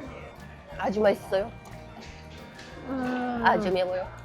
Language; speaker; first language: Korean; non-native, learner; Uzbek